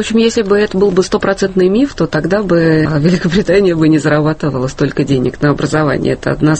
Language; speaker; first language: Russian; native; Russian